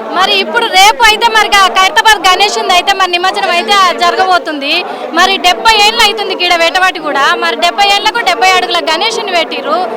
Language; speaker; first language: Telugu; native; Telugu